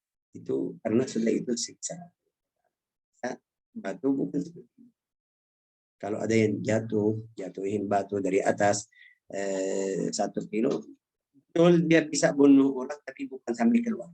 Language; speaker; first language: Indonesian; non-native, fluent; Arabic